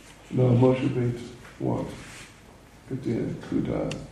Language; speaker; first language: Russian; non-native, learner; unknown